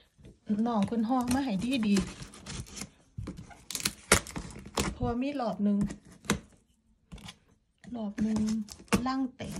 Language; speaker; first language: Thai; non-native, local second language; Northeastern Thai